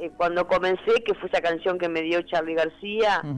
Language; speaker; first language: Spanish; native; Spanish